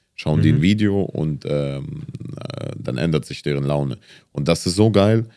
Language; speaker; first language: German; native; German